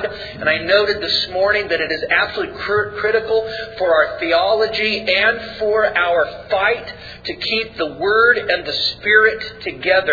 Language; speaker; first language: English; native; English